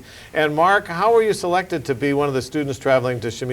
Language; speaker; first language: English; native; English